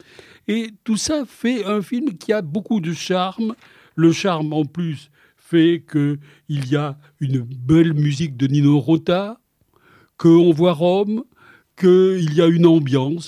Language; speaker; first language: French; native; French